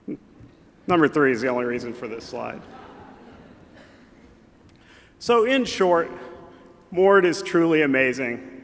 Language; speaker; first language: English; native; English